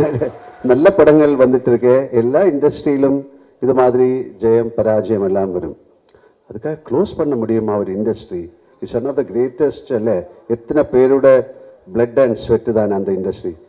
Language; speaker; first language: Tamil; non-native, local second language; Malayalam